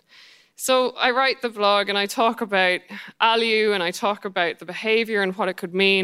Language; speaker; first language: English; native; English